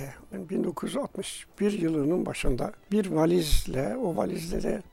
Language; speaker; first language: Turkish; native; Turkish